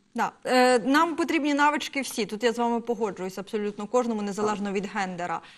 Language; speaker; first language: Ukrainian; native; Ukrainian